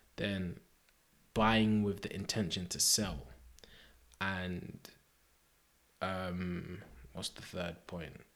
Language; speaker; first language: English; native; English